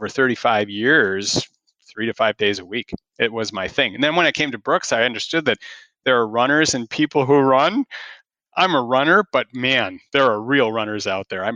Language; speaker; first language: English; native; English